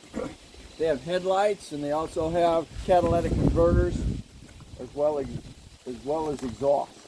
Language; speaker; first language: English; native; English